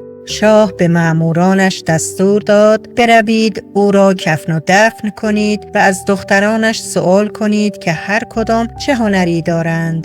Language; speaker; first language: Persian; native; Persian